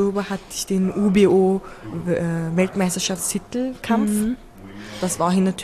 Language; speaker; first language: German; early bilingual, other home language; Turkish